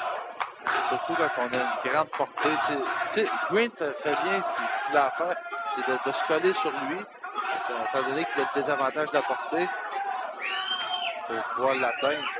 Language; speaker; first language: French; native; French